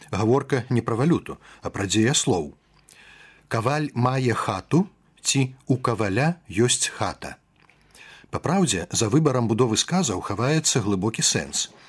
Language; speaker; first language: Belarusian; native; Belarusian